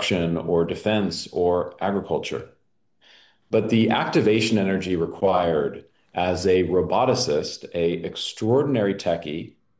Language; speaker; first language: English; native; English